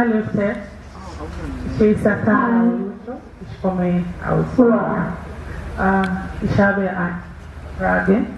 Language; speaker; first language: German; non-native, learner; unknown